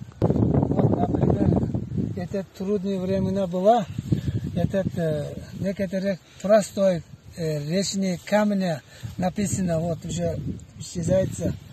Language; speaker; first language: Russian; non-native, local second language; Uzbek